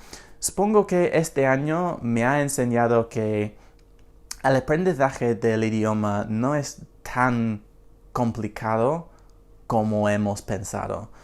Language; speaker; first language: Spanish; non-native, fluent; English